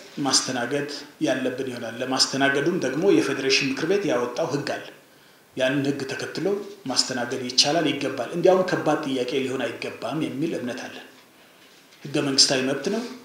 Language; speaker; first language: Amharic; non-native, local second language; Wolaytta